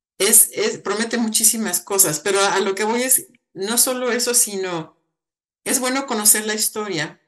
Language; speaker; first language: Spanish; native; Spanish